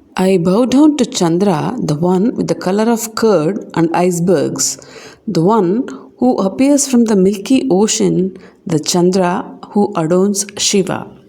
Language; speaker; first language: English; non-native, local second language; Tamil